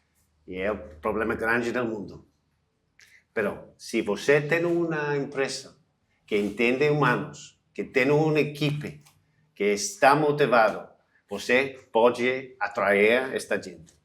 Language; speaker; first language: Portuguese; non-native, learner; English